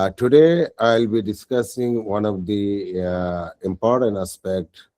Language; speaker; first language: English; non-native, local second language; Bangla